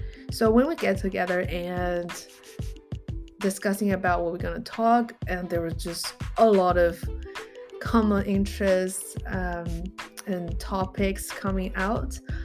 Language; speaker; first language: English; non-native, fluent; Chinese